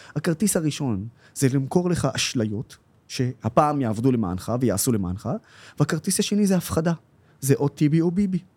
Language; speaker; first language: Hebrew; non-native, local second language; Arabic